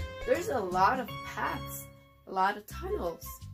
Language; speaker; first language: English; non-native, fluent; Spanish